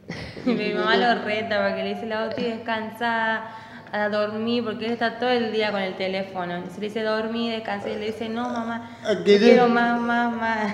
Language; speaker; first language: Spanish; native; Spanish